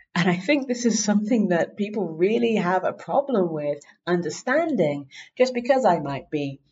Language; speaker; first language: English; native; English